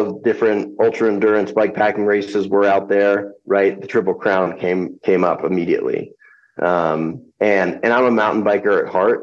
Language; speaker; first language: English; native; English